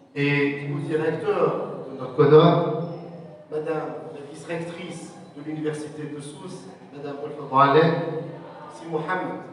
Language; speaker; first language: French; non-native, local second language; Arabic